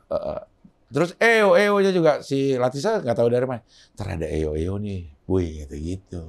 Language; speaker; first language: Indonesian; native; Indonesian